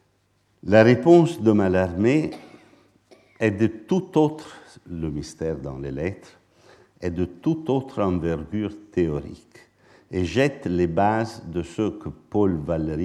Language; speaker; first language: French; non-native, fluent; Italian